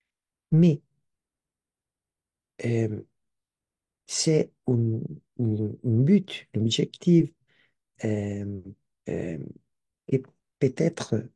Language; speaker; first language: French; non-native, learner; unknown